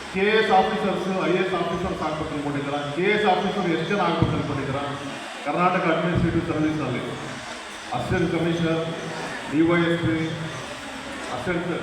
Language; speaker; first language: Kannada; non-native, local second language; Urdu